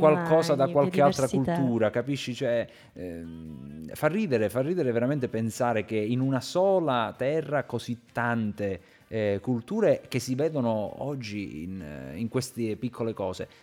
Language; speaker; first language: Italian; native; Italian